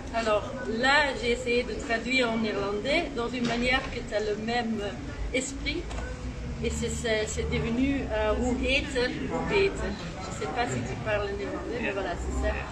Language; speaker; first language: French; non-native, fluent; Dutch